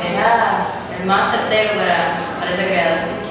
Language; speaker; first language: Spanish; native; Spanish